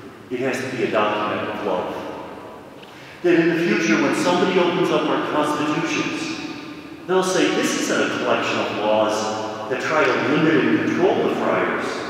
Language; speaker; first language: English; native; English